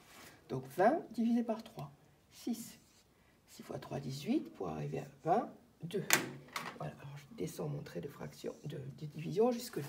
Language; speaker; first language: French; native; French